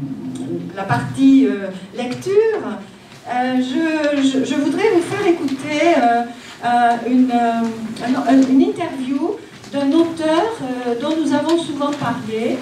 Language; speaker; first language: French; native; French